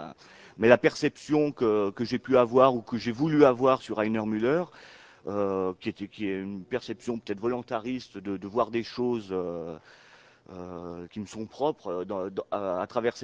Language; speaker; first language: French; native; French